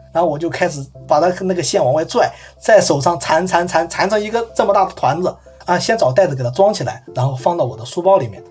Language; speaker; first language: Chinese; native; Chinese